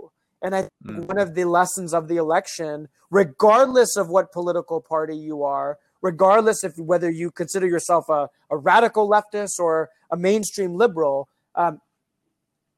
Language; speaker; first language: English; native; English